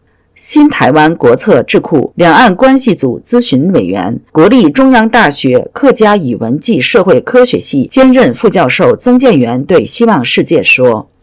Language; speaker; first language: Chinese; native; Chinese